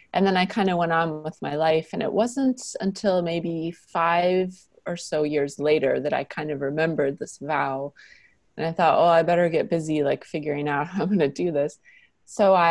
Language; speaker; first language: English; native; English